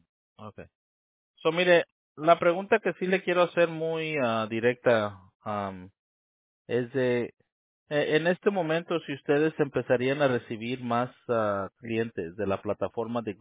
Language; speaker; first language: Spanish; native; Spanish